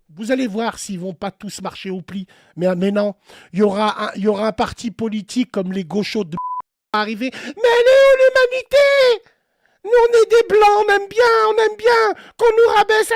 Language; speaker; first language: French; native; French